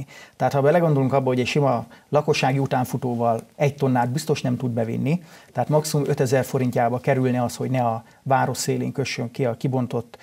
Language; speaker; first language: Hungarian; native; Hungarian